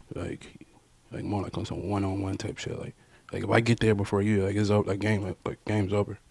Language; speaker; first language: English; native; English